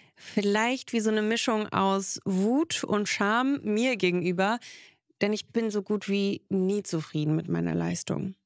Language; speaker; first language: German; early bilingual, other home language; Russian